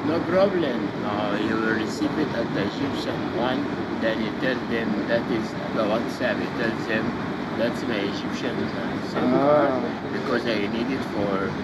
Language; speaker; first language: English; non-native, learner; Arabic